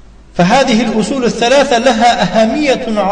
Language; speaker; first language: Arabic; non-native, fluent; Tajik